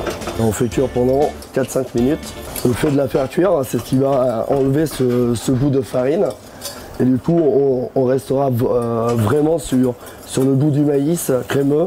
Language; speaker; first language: French; native; French